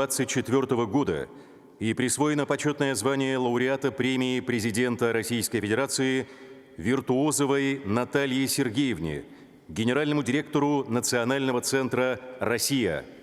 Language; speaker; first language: Russian; native; Russian